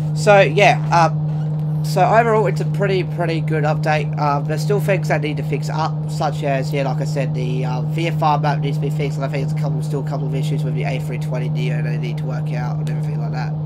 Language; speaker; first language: English; native; English